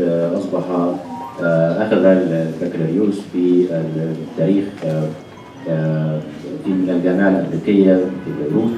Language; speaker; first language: Arabic; native; Arabic